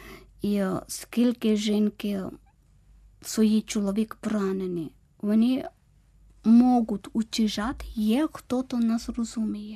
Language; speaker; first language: Ukrainian; non-native, learner; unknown